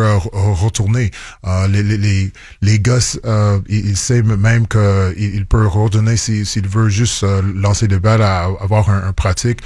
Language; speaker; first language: French; non-native, local second language; English